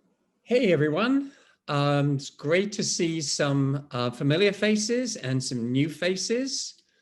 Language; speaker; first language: English; native; English